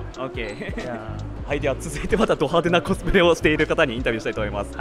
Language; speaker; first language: Japanese; native; Japanese